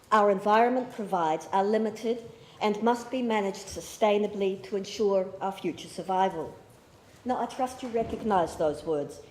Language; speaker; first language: English; native; English